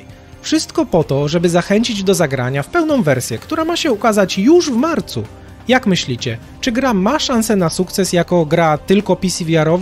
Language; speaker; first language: Polish; native; Polish